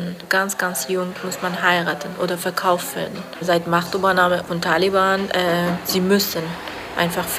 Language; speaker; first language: German; non-native, learner; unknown